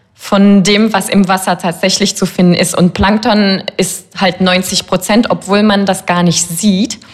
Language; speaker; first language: German; non-native, fluent; French